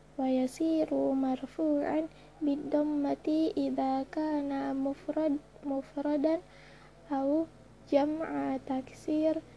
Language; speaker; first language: Arabic; non-native, learner; Indonesian